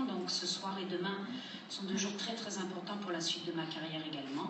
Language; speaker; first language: French; native; French